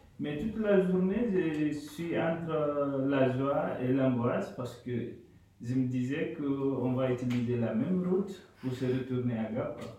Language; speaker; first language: French; non-native, local second language; Fula